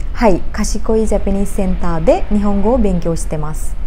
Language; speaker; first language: Japanese; non-native, learner; Sinhala